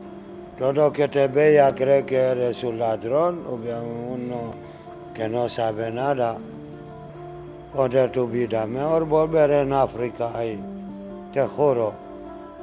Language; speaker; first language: Spanish; non-native, fluent; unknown